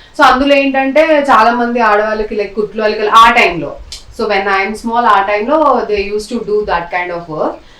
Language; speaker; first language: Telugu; non-native, local second language; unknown